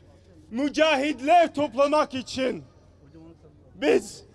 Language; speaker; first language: Turkish; non-native, fluent; Arabic